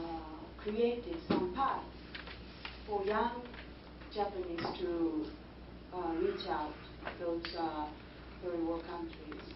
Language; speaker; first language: English; non-native, fluent; Japanese